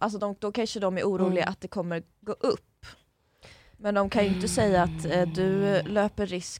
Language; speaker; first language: Swedish; native; Swedish